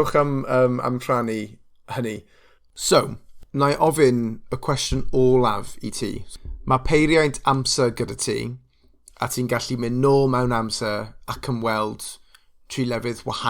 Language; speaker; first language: Welsh; non-native, local second language; English